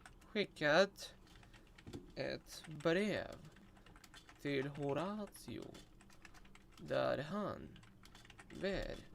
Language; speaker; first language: Swedish; non-native, learner; Russian